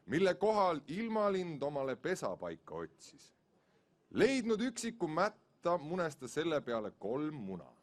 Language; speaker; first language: Estonian; native; Estonian